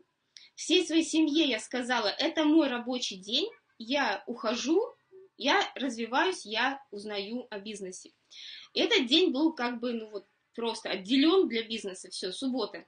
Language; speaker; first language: Russian; native; Russian